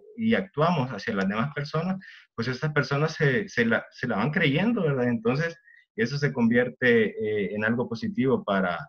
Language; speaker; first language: Spanish; native; Spanish